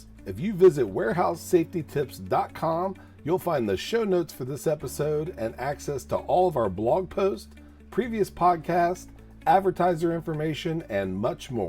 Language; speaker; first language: English; native; English